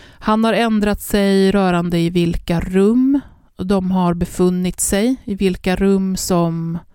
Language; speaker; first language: Swedish; native; Swedish